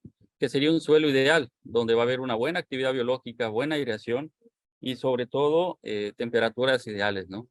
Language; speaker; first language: Spanish; native; Spanish